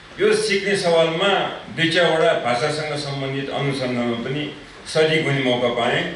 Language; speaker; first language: Nepali; non-native, local second language; Newari